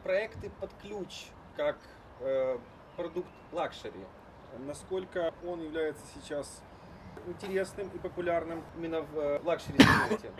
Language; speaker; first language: Russian; native; Russian